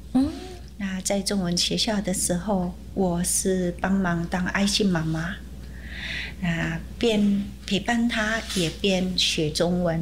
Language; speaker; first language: Chinese; non-native, fluent; Indonesian